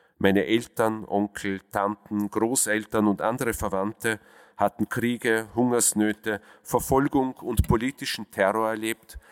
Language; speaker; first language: German; early bilingual, other home language; Russian